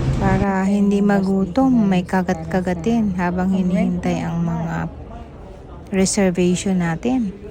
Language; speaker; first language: Filipino; non-native, local second language; Cebuano